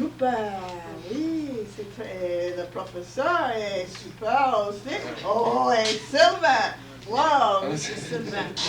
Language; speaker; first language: French; non-native, fluent; English